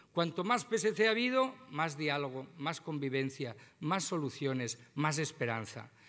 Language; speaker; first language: Spanish; non-native, local second language; Catalan